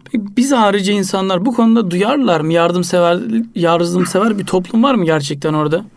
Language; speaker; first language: Turkish; native; Turkish